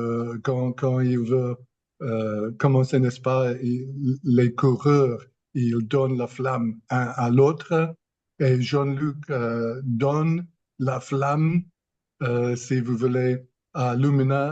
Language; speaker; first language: French; non-native, fluent; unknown